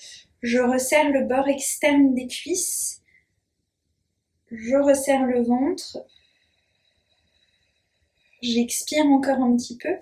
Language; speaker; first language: French; native; French